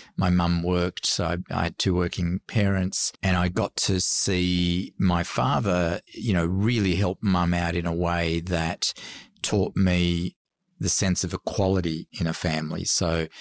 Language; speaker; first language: English; early bilingual, other home language; Arabic